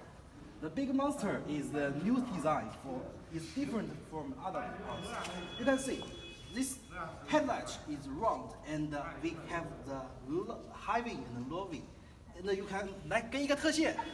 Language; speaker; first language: English; non-native, learner; Chinese